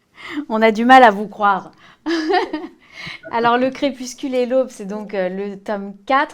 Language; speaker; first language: French; native; French